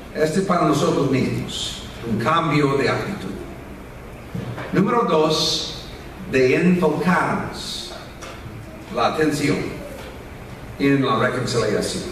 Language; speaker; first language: Spanish; non-native, fluent; English